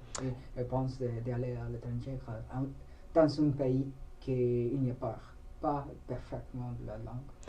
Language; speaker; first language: French; non-native, learner; Spanish